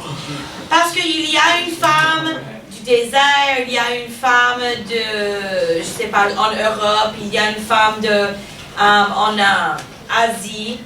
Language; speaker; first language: French; non-native, fluent; English